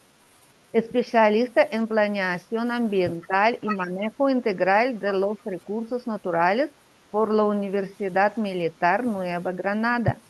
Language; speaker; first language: Spanish; non-native, learner; Russian